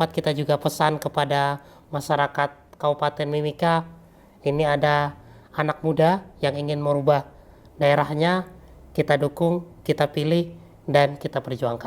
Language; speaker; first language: Malay; native; Malay